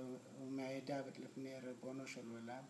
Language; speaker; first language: Hebrew; non-native, fluent; Amharic